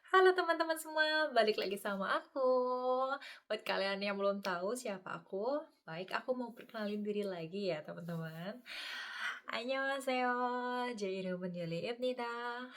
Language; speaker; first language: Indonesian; native; Indonesian